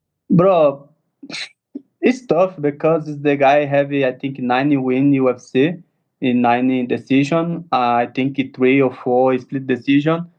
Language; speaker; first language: English; non-native, learner; Portuguese